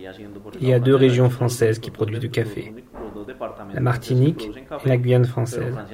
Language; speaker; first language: French; non-native, fluent; Spanish